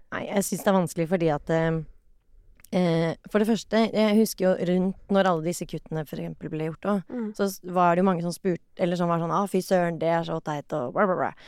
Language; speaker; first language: Norwegian; native; Norwegian